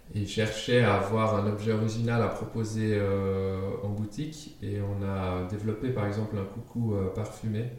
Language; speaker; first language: French; non-native, fluent; German